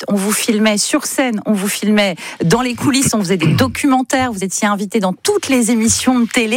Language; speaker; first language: French; native; French